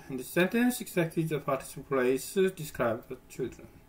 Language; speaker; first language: English; non-native, fluent; Korean